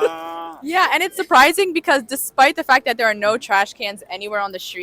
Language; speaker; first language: English; native; English